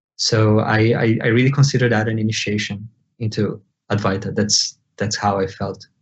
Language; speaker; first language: English; non-native, fluent; Portuguese